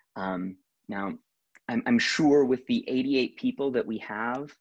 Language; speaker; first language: English; native; English